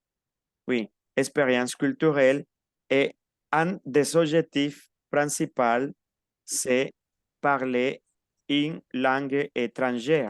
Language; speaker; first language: French; non-native, fluent; Spanish